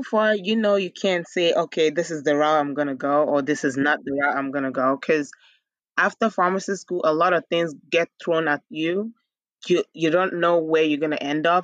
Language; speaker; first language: English; non-native, local second language; Igbo